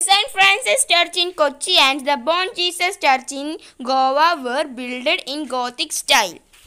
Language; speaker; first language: English; non-native, local second language; Malayalam